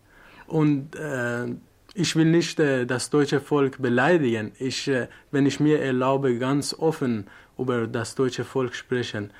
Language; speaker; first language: German; non-native, learner; Persian